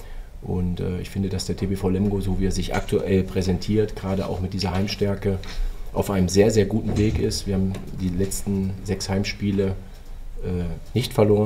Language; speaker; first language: German; native; German